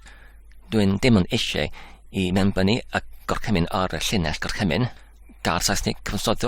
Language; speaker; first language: Welsh; non-native, learner; English